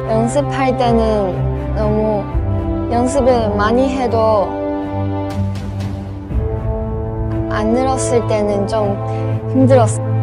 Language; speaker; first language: Korean; non-native, learner; Chinese